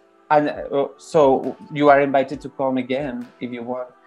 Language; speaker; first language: English; non-native, learner; Spanish